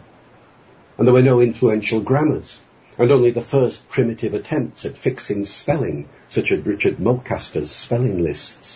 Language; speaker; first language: English; native; English